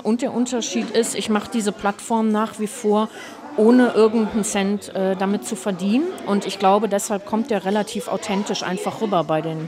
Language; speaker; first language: German; native; German